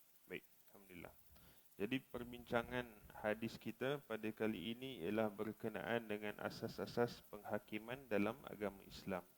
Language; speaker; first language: Malay; native; Malay